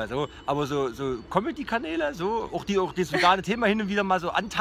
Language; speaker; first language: German; native; German